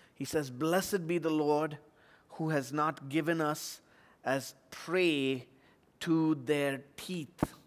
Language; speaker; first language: English; non-native, local second language; Tamil